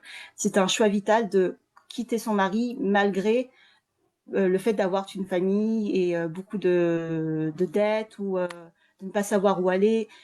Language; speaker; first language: French; early bilingual, other home language; Lao